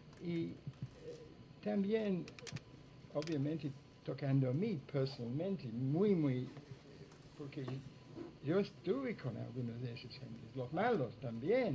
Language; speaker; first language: Spanish; non-native, fluent; English